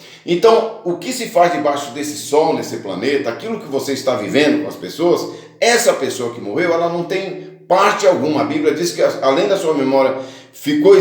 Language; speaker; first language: Portuguese; native; Portuguese